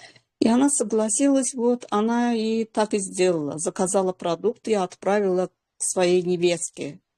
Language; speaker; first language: Russian; non-native, local second language; Azerbaijani